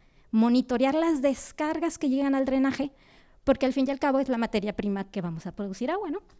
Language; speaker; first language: Spanish; native; Spanish